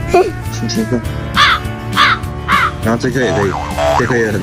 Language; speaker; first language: Chinese; native; Chinese